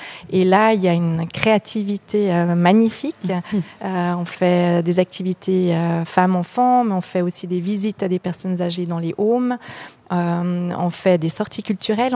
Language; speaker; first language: French; native; French